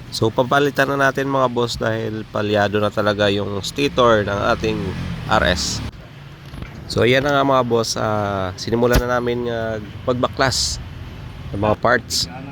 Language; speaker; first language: Filipino; non-native, local second language; Hiligaynon